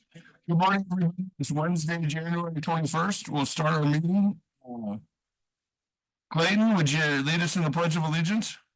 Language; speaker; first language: English; native; English